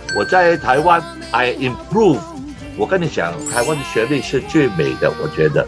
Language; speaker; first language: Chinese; non-native, local second language; Cantonese